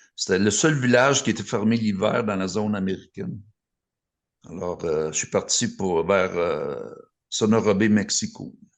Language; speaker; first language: French; native; French